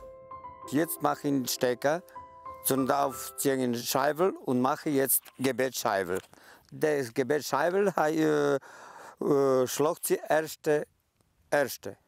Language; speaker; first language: German; non-native, local second language; Ukrainian